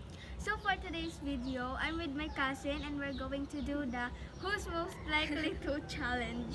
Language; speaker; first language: English; non-native, local second language; Filipino